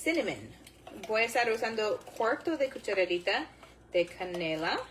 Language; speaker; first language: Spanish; non-native, learner; English